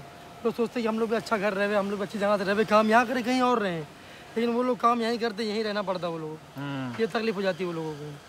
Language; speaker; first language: Hindi; native; Hindi